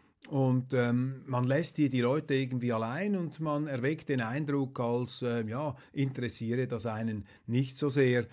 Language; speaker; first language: German; native; German